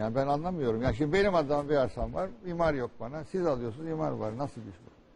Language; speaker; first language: Turkish; native; Turkish